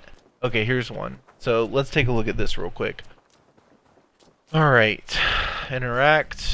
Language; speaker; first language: English; native; English